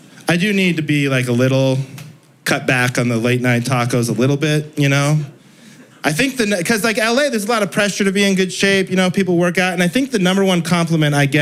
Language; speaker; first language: English; native; English